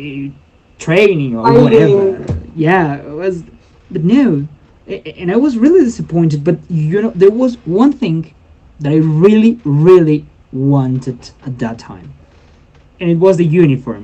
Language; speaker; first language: English; non-native, fluent; Spanish